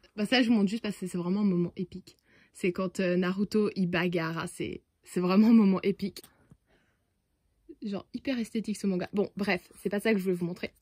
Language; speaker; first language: French; native; French